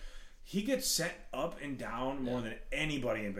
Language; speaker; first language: English; native; English